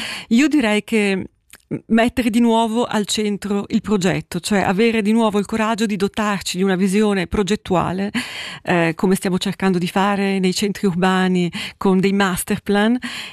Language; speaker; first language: Italian; native; Italian